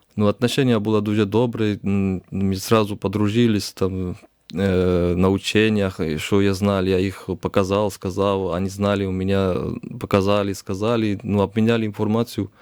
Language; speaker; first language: Ukrainian; non-native, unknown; Georgian